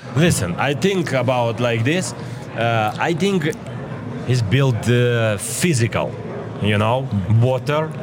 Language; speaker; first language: English; non-native, learner; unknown